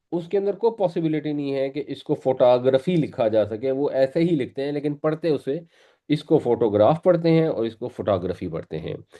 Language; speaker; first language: Urdu; native; Urdu